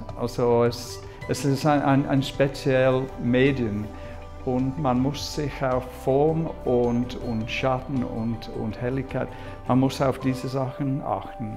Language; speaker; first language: German; non-native, fluent; English